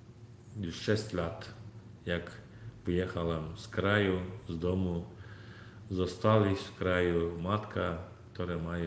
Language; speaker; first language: Polish; non-native, learner; Turkmen